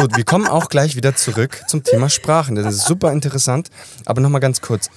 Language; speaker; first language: German; early bilingual, other home language; Italian